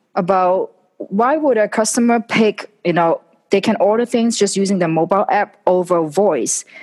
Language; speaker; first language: English; non-native, local second language; Cantonese